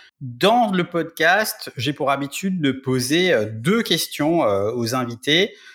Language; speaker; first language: French; native; French